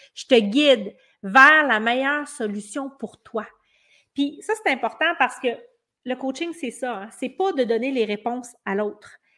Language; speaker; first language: French; native; French